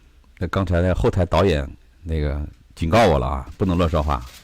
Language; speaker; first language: Chinese; native; Chinese